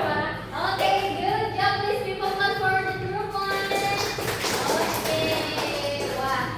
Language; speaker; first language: English; non-native, learner; Indonesian